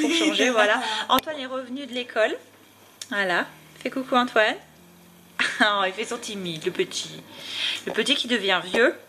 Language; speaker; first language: French; native; French